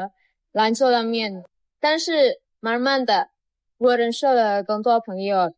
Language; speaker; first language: Chinese; non-native, learner; Indonesian